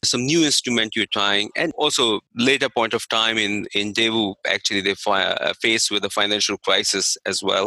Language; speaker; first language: English; non-native, local second language; Hindi